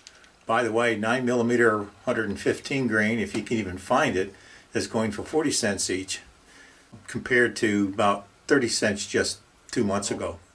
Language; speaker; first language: English; native; English